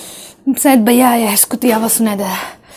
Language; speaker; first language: Hindi; non-native, local second language; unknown